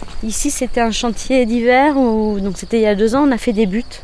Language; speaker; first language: French; native; French